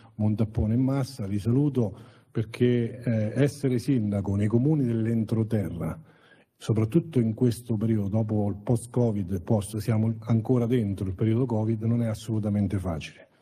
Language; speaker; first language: Italian; native; Italian